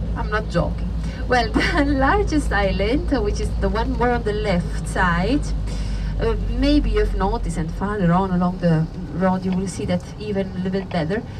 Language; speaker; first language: English; non-native, fluent; Italian